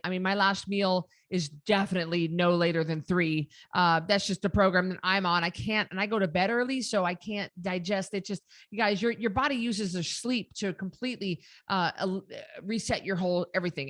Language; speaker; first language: English; native; English